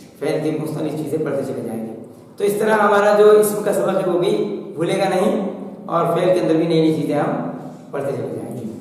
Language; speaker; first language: Urdu; native; Urdu